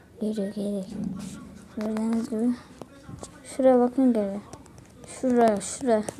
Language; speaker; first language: Turkish; native; Turkish